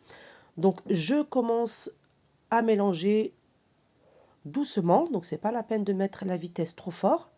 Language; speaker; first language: French; native; French